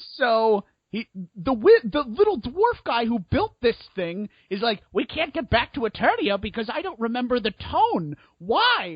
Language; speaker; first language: English; native; English